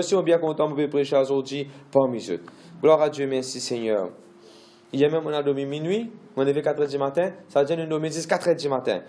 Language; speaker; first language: French; non-native, local second language; Morisyen